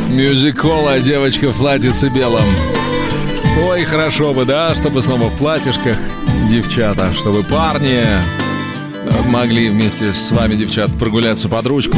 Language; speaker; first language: Russian; native; Russian